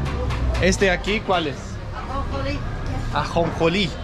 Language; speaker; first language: Spanish; non-native, learner; Danish